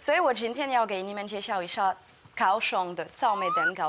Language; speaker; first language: Chinese; non-native, fluent; French